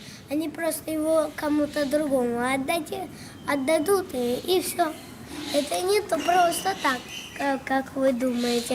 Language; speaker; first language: Russian; early bilingual, heritage; Russian